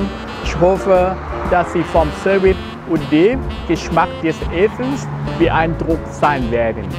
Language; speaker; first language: German; non-native, learner; Thai